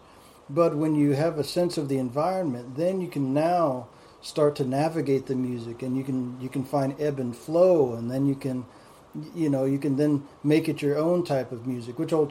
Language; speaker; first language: English; native; English